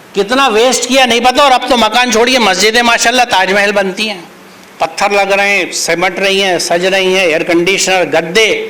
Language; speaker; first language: Urdu; native; Urdu